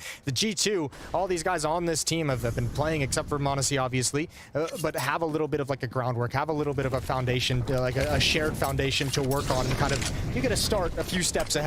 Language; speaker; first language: English; native; English